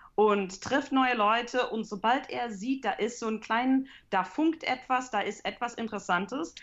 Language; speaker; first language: German; early bilingual, heritage; English